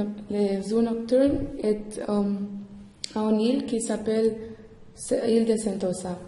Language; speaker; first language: French; non-native, learner; English